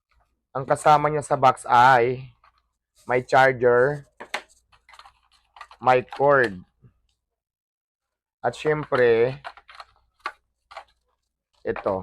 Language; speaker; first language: Filipino; non-native, local second language; Hiligaynon